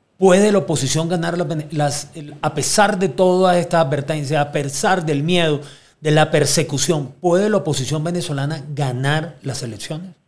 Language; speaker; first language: Spanish; native; Spanish